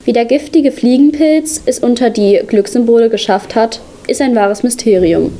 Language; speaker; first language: German; early bilingual, other home language; Arabic